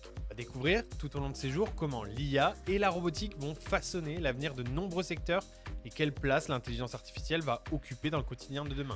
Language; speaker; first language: French; native; French